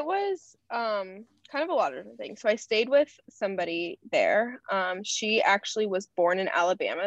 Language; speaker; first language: English; native; English